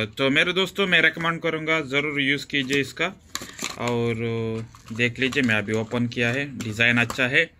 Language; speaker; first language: Hindi; non-native, local second language; Kannada